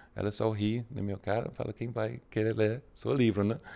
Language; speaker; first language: Portuguese; non-native, fluent; English